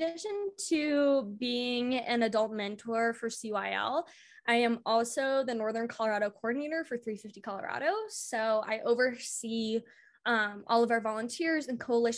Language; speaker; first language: English; native; English